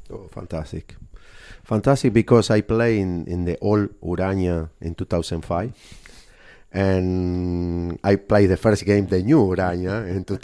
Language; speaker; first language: English; non-native, learner; Spanish